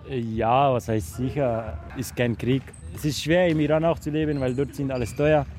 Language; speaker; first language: German; non-native, fluent; Persian